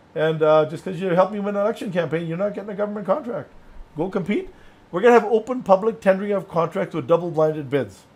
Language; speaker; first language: English; native; English